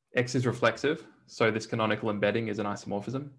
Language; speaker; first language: English; native; English